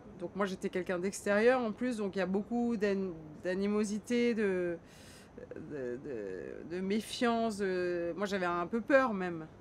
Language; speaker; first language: French; native; French